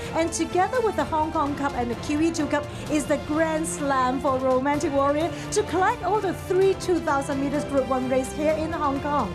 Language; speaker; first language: English; non-native, local second language; Cantonese